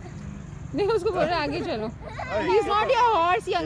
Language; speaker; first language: Hindi; non-native, local second language; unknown